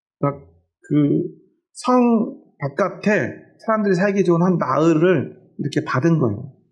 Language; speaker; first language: Korean; native; Korean